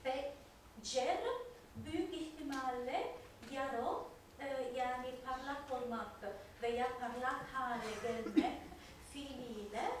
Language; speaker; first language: Turkish; non-native, fluent; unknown